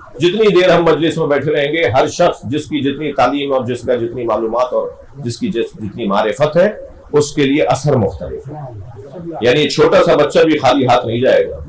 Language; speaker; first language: Urdu; native; Urdu